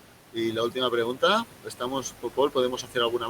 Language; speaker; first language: Spanish; native; Spanish